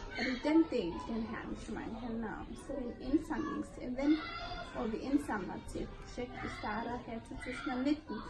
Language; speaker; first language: Danish; early bilingual, other home language; Somali